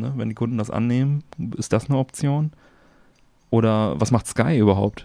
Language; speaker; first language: German; native; German